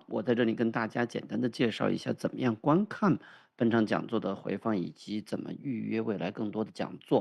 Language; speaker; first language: Chinese; native; Chinese